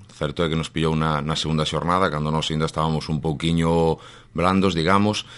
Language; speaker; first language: Galician; native; Galician